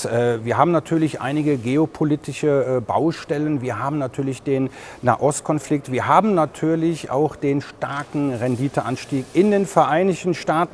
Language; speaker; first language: German; native; German